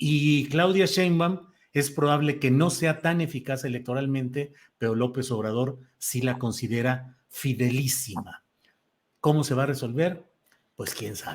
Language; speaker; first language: Spanish; native; Spanish